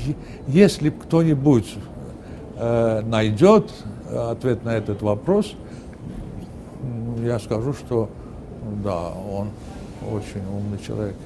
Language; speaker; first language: Russian; non-native, fluent; Armenian